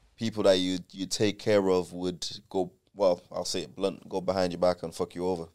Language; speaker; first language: English; native; English